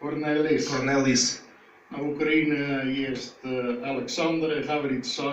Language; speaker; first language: Russian; non-native, learner; Dutch